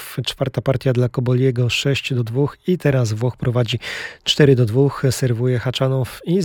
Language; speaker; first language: Polish; native; Polish